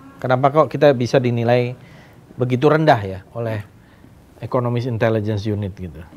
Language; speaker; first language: Indonesian; native; Indonesian